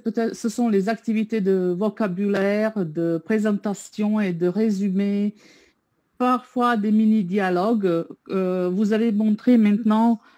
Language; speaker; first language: French; non-native, fluent; Serbian